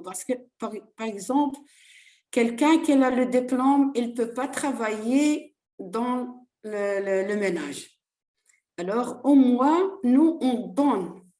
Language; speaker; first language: French; non-native, learner; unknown